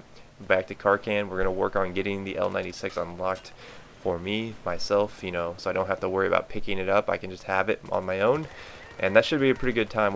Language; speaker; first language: English; native; English